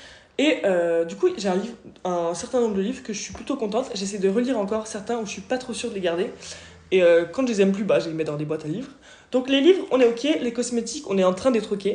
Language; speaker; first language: French; native; French